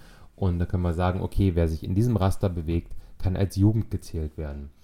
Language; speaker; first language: German; native; German